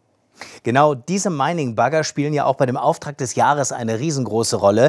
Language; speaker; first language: German; native; German